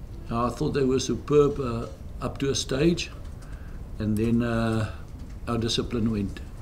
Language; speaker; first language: English; non-native, local second language; Afrikaans